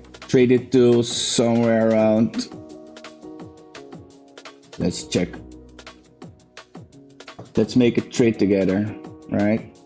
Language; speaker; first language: English; non-native, fluent; Dutch